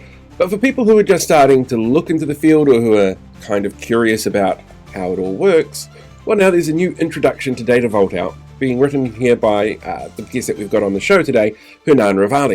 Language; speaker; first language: English; native; English